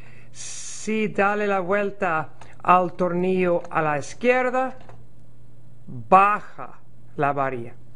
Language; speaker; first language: Spanish; non-native, learner; English